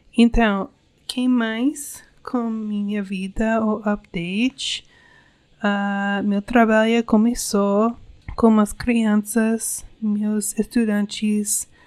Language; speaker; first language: Portuguese; non-native, learner; English